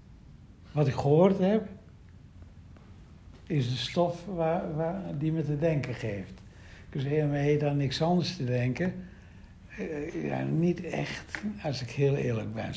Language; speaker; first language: Dutch; native; Dutch